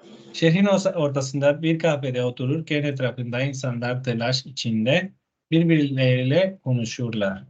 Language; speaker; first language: Turkish; non-native, learner; Spanish